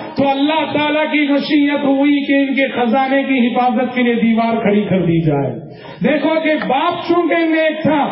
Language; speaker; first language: Urdu; native; Urdu